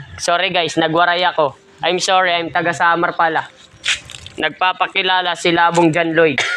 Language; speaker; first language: Filipino; non-native, local second language; Waray